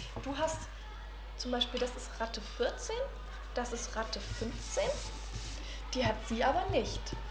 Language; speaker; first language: German; native; German